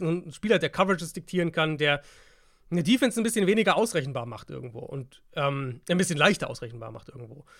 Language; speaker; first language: German; native; German